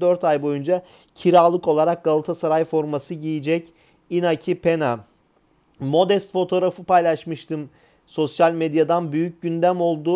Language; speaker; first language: Turkish; native; Turkish